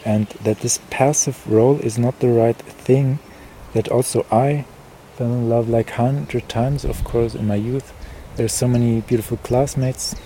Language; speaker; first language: English; non-native, fluent; German